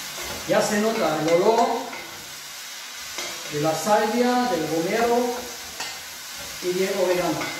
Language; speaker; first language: Spanish; non-native, fluent; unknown